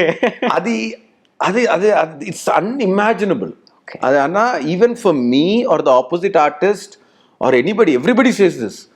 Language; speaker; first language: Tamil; non-native, learner; Telugu